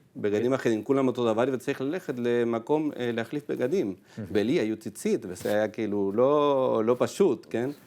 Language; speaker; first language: Hebrew; non-native, fluent; Spanish